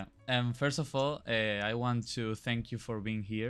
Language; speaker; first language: English; non-native, fluent; Spanish